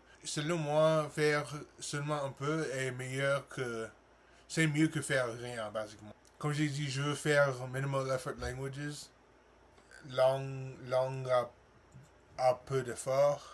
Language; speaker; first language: French; non-native, learner; English